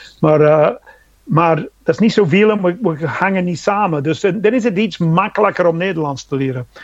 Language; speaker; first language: Dutch; non-native, fluent; English